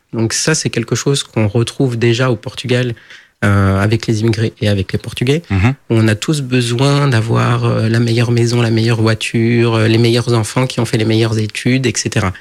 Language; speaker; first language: French; early bilingual, other home language; Portuguese